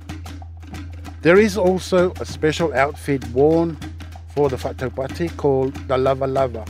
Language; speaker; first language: English; non-native, fluent; Samoan